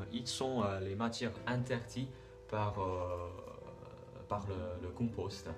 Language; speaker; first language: French; non-native, learner; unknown